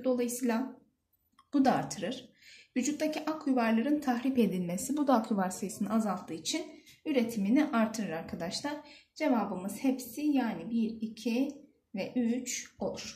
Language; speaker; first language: Turkish; native; Turkish